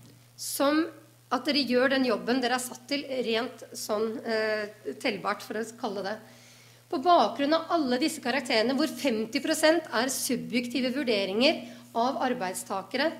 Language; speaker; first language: Norwegian; native; Norwegian